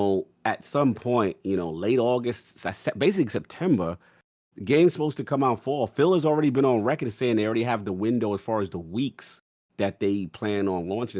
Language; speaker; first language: English; native; English